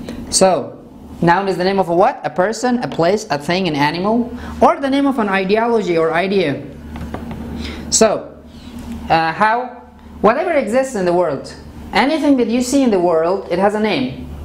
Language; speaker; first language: English; non-native, fluent; Persian